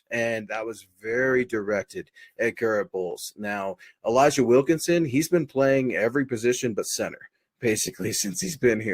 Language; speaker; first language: English; native; English